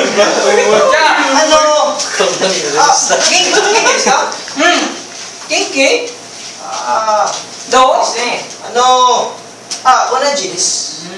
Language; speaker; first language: Japanese; non-native, learner; Filipino